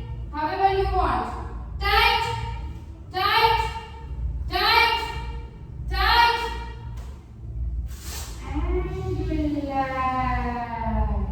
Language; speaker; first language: English; non-native, local second language; Kannada